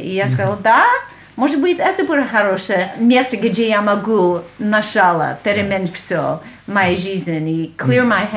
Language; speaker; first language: Russian; non-native, learner; English